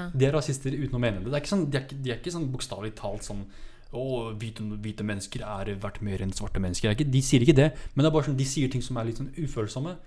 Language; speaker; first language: Norwegian; early bilingual, other home language; Kurdish